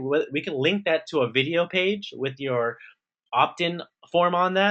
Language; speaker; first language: English; native; English